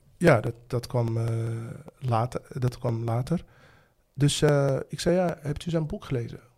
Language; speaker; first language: Dutch; non-native, fluent; Arabic